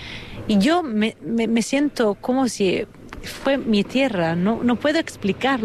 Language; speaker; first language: Spanish; non-native, fluent; Italian